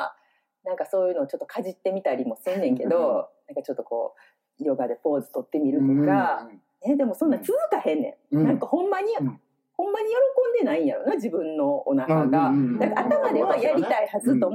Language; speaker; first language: Japanese; native; Japanese